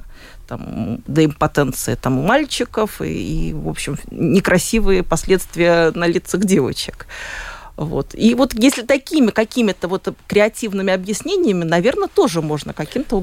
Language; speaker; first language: Russian; native; Russian